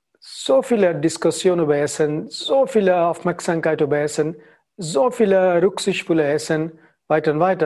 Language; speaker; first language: German; non-native, learner; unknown